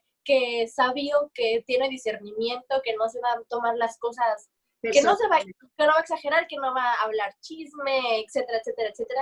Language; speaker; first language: Spanish; native; Spanish